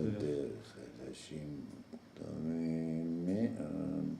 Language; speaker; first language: Hebrew; non-native, fluent; Arabic